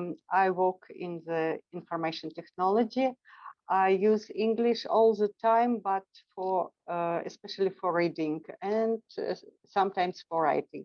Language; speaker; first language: English; non-native, fluent; Russian